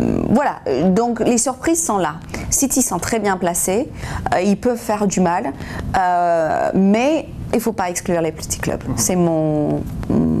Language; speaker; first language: French; non-native, fluent; English